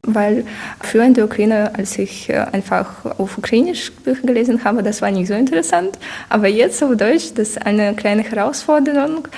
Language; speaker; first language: German; non-native, learner; Ukrainian